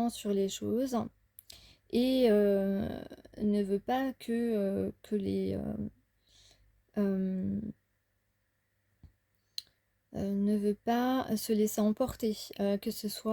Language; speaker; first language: French; native; French